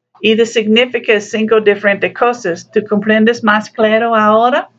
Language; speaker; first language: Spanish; non-native, learner; English